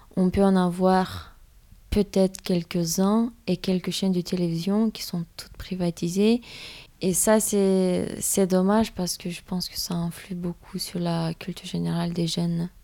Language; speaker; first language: French; non-native, fluent; Romanian